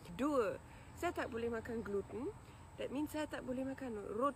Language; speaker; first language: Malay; non-native, learner; German